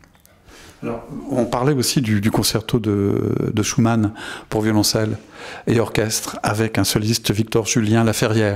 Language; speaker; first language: French; native; French